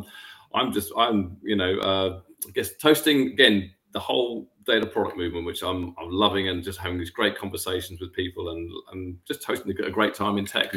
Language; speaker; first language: English; native; English